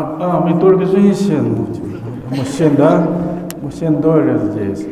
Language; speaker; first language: Russian; non-native, learner; Chinese